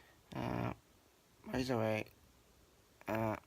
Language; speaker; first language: English; non-native, learner; Japanese